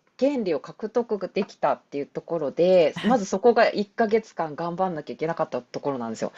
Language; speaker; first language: Japanese; native; Japanese